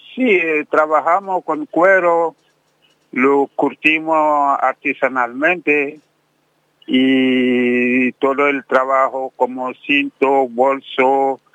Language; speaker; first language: Spanish; non-native, fluent; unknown